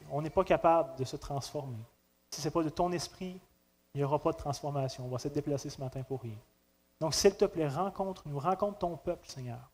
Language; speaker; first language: French; native; French